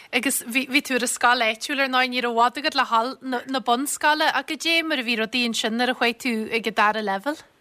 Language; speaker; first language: Irish; native; Irish